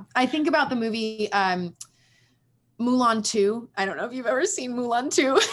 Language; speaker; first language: English; early bilingual, other home language; Spanish